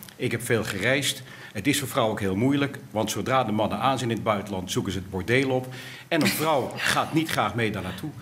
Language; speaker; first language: Dutch; native; Dutch